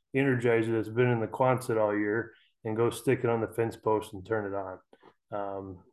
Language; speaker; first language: English; native; English